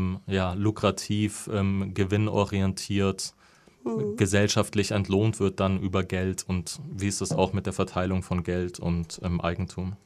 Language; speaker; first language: German; native; German